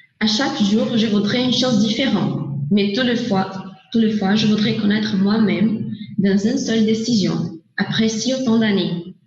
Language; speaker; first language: French; non-native, learner; Portuguese